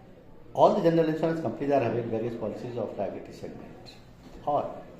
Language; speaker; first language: English; non-native, local second language; Hindi